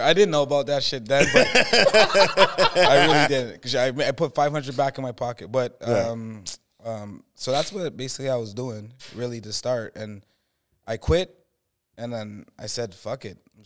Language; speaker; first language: English; native; English